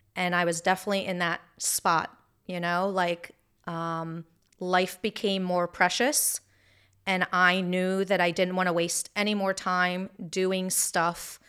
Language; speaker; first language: English; early bilingual, other home language; Hebrew